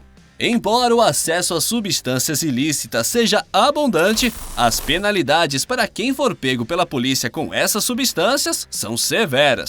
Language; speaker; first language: Portuguese; native; Portuguese